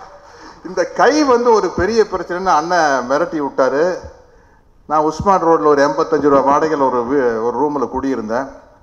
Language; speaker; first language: Tamil; native; Tamil